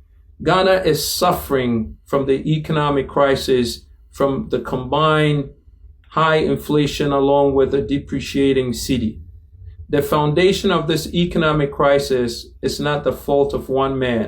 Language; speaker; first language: English; non-native, local second language; Akan